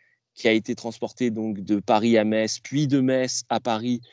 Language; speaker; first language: French; native; French